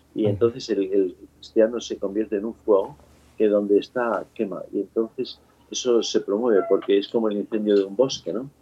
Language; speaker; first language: Spanish; native; Spanish